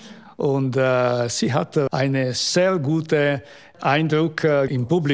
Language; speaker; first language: German; non-native, local second language; Italian